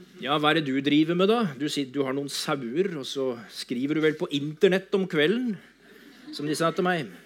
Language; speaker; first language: Norwegian; native; Norwegian